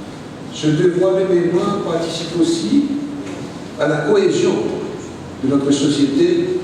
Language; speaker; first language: French; non-native, local second language; Haitian Creole